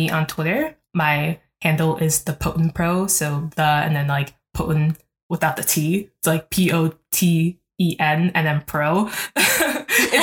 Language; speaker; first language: English; native; English